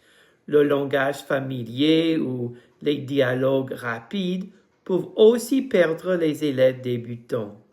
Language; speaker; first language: French; non-native, fluent; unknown